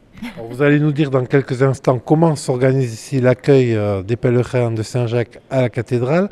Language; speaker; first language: French; native; French